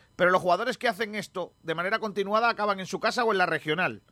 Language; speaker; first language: Spanish; native; Spanish